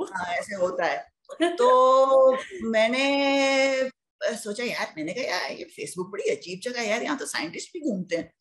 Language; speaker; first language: Hindi; native; Hindi